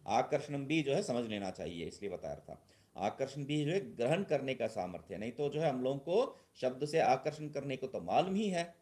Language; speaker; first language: Hindi; non-native, local second language; Tamil